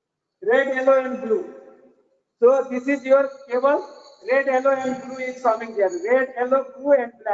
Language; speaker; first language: English; non-native, learner; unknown